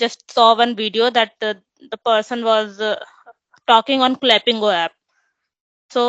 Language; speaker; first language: English; non-native, local second language; Hindi